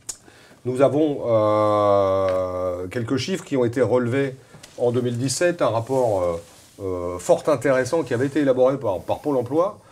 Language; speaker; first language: French; native; French